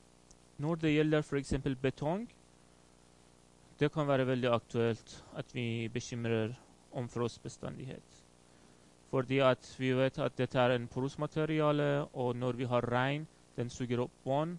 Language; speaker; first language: Swedish; non-native, fluent; Persian